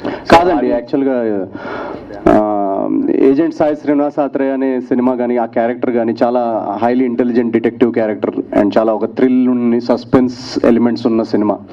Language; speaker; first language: Telugu; native; Telugu